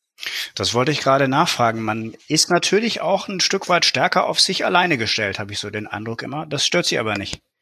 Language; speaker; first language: German; native; German